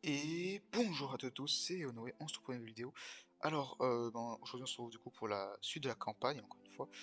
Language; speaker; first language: French; native; French